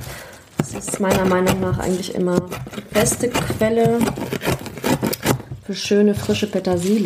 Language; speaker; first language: German; native; German